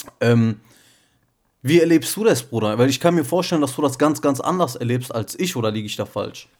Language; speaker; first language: German; early bilingual, other home language; Turkish